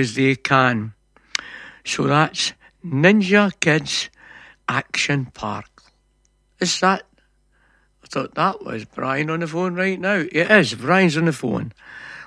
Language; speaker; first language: English; native; English